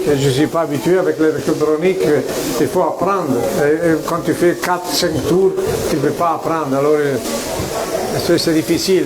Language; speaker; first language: French; non-native, fluent; Italian